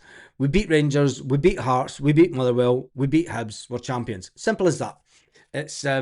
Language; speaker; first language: English; native; English